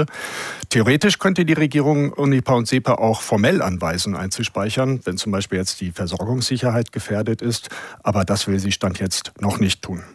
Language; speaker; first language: German; native; German